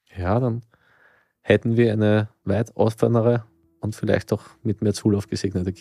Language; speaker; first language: German; native; German